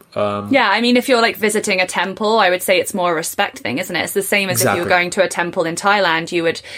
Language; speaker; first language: English; native; English